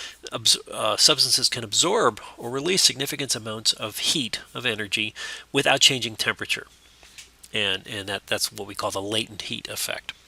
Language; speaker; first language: English; native; English